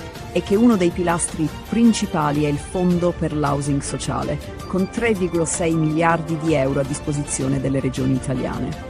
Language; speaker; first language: Italian; native; Italian